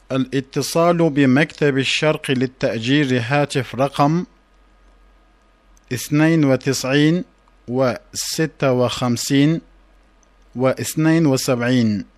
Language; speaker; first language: Arabic; non-native, fluent; Turkish